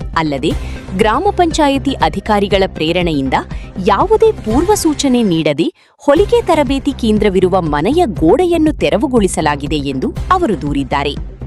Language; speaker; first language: Kannada; native; Kannada